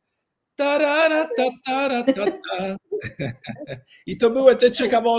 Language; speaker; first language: Polish; early bilingual, heritage; Italian